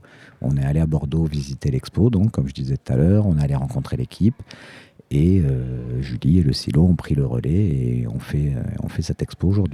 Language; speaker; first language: French; native; French